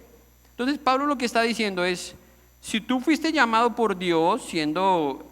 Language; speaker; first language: Spanish; native; Spanish